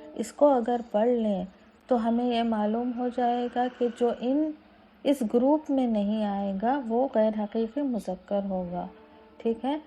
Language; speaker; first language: Urdu; native; Urdu